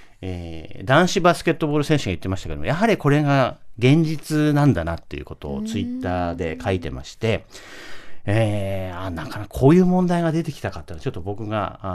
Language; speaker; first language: Japanese; native; Japanese